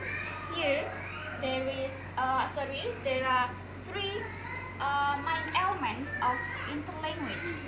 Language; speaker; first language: English; non-native, learner; Indonesian